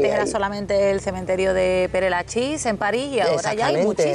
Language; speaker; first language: Spanish; native; Spanish